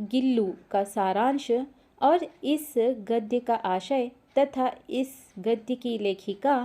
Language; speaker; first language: Hindi; non-native, local second language; Kannada